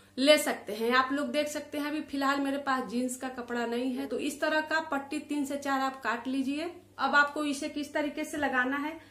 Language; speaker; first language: Hindi; native; Hindi